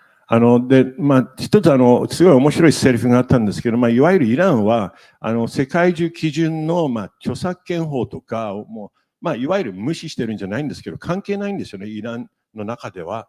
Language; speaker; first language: Japanese; native; Japanese